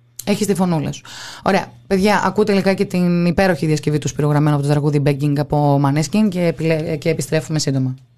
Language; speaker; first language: Greek; native; Greek